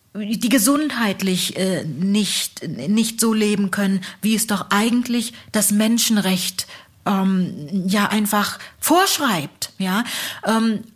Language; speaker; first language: German; early bilingual, other home language; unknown